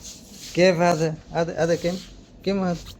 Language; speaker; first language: Arabic; non-native, learner; Bangla